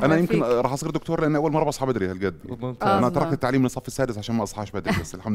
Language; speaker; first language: Arabic; native; Arabic